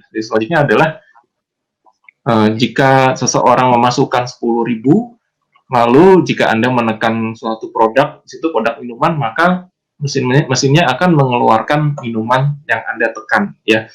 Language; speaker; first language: Indonesian; native; Indonesian